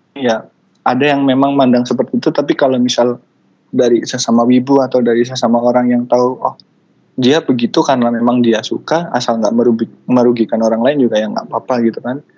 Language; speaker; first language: Indonesian; native; Indonesian